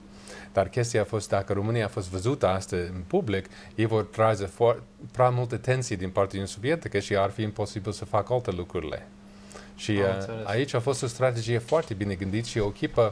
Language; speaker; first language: Romanian; non-native, learner; English